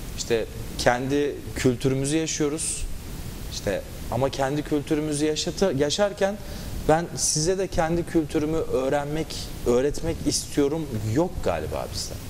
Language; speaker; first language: Turkish; native; Turkish